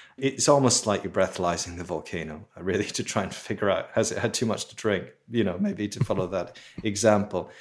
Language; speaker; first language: English; native; English